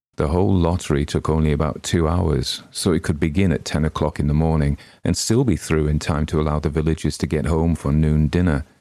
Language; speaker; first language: English; native; English